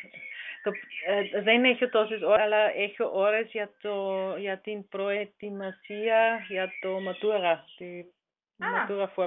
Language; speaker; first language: Greek; non-native, learner; German